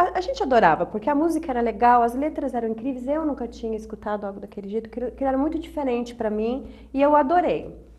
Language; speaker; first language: Portuguese; native; Portuguese